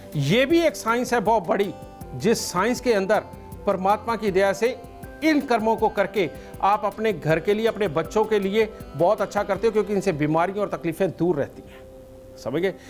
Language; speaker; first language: Hindi; native; Hindi